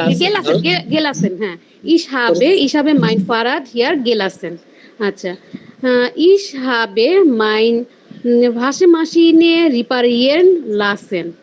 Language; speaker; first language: German; non-native, learner; Bangla